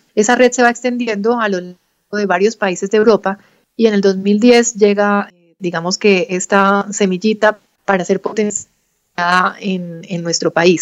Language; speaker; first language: Spanish; native; Spanish